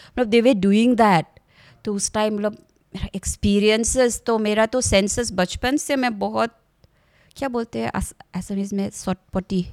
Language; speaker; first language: Hindi; non-native, local second language; Assamese